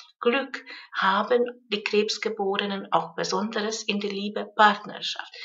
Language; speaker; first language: German; non-native, fluent; Hungarian